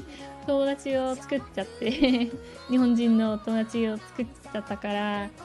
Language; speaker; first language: Japanese; non-native, fluent; English